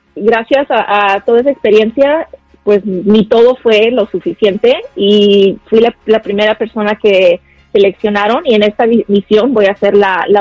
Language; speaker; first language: Spanish; native; Spanish